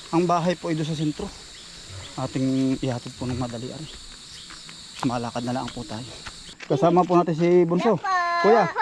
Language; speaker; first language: Filipino; native; Filipino